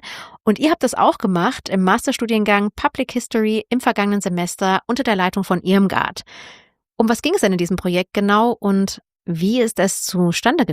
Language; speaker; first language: German; native; German